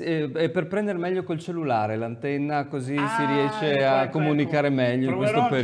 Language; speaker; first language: Italian; native; Italian